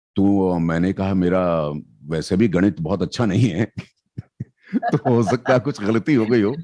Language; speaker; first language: Hindi; native; Hindi